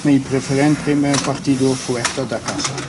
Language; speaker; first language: Spanish; non-native, learner; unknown